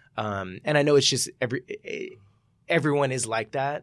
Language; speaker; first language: English; native; English